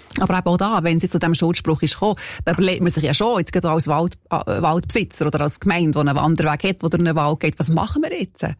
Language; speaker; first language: German; native; German